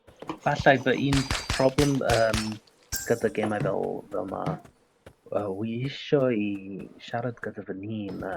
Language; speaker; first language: Welsh; non-native, learner; English